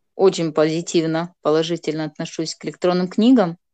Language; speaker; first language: Russian; non-native, local second language; Gagauz